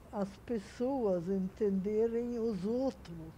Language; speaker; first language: Portuguese; non-native, fluent; Hungarian